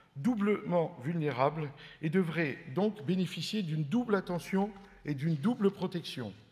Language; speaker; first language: French; native; French